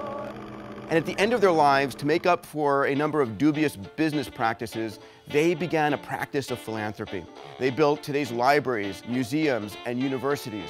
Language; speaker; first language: English; native; English